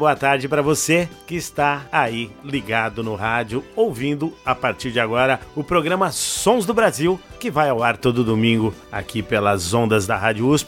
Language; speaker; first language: Portuguese; native; Portuguese